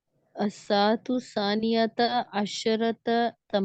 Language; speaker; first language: Arabic; non-native, learner; Urdu